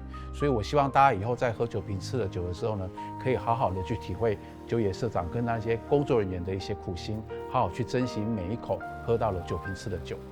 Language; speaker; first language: Chinese; native; Chinese